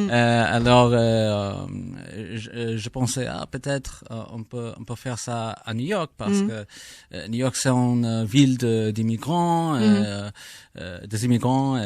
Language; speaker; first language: French; non-native, learner; English